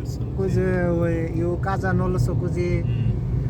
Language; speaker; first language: Italian; non-native, learner; Bangla